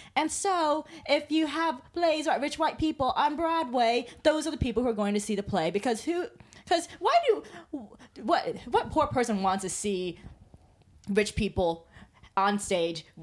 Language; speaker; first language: English; native; English